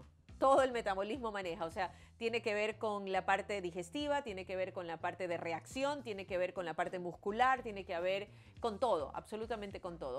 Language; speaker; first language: Spanish; native; Spanish